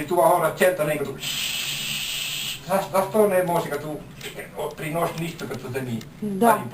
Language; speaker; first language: Bulgarian; non-native, learner; Finnish